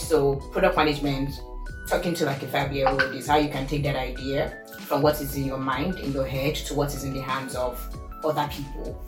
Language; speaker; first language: English; non-native, local second language; Yoruba